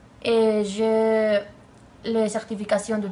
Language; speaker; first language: French; non-native, learner; Spanish